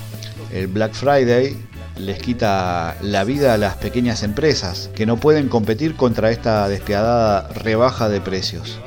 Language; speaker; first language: Spanish; native; Spanish